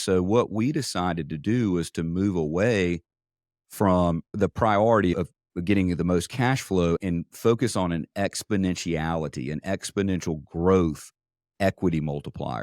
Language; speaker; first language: English; native; English